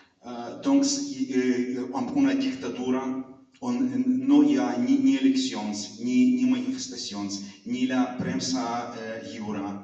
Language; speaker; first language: Catalan; non-native, fluent; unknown